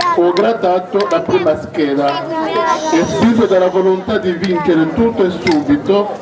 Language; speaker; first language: Italian; non-native, fluent; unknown